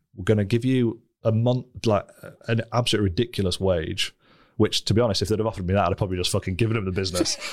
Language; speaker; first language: English; native; English